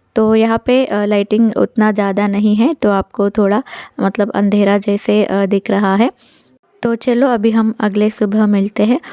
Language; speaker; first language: Hindi; non-native, local second language; Telugu